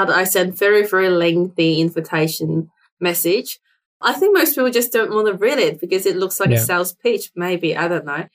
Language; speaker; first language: English; non-native, local second language; Cantonese